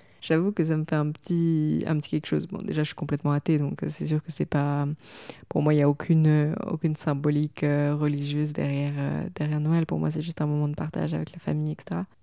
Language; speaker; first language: French; native; French